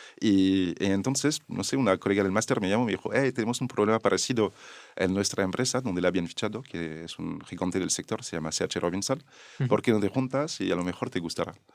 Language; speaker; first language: Spanish; non-native, fluent; French